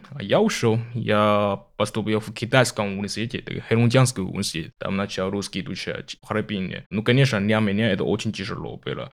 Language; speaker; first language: Russian; non-native, learner; Chinese